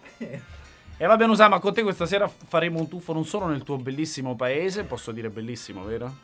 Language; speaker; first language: Italian; native; Italian